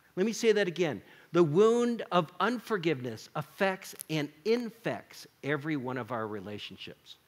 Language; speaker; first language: English; native; English